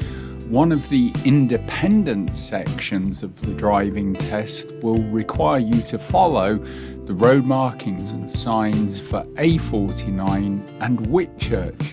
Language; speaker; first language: English; native; English